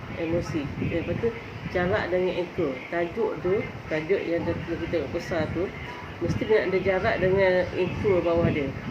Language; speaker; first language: Malay; native; Malay